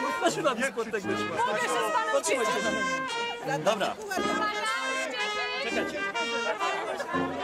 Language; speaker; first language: Polish; native; Polish